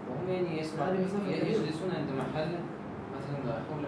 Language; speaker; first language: Arabic; non-native, learner; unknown